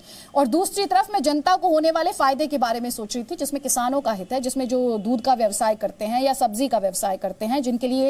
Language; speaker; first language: Hindi; native; Hindi